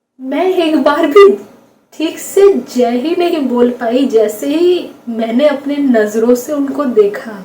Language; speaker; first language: Hindi; non-native, local second language; Bangla